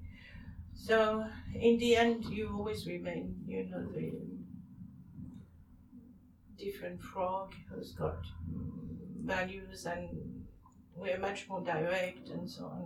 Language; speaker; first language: English; non-native, fluent; French